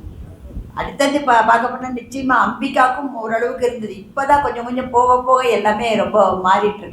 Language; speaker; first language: Tamil; native; Tamil